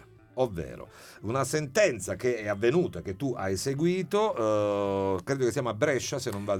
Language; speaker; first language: Italian; native; Italian